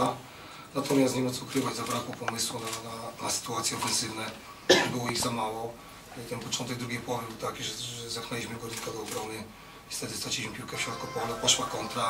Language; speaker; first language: Polish; native; Polish